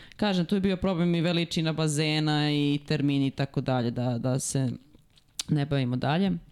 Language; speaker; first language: Serbian; native; Serbian